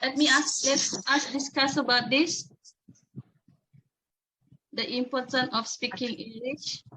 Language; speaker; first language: English; non-native, learner; Indonesian